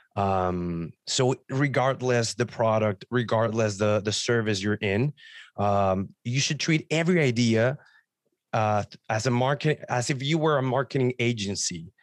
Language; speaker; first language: English; non-native, fluent; Spanish